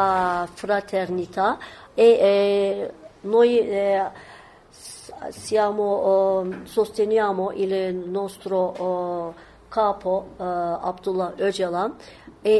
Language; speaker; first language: Italian; non-native, learner; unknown